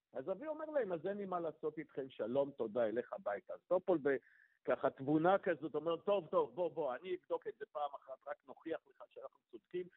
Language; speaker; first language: Hebrew; native; Hebrew